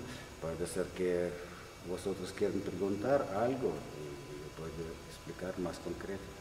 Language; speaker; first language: Spanish; non-native, learner; Russian